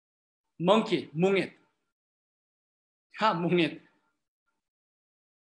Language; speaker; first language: Indonesian; non-native, learner; Korean